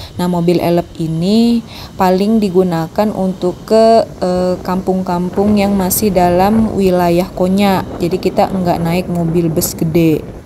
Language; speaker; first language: Indonesian; native; Indonesian